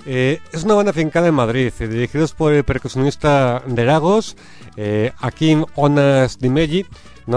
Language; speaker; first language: Spanish; native; Spanish